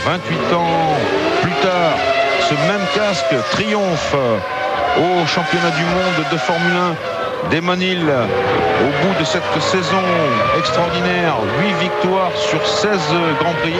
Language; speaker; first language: French; native; French